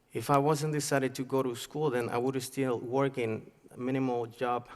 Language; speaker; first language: English; non-native, fluent; Spanish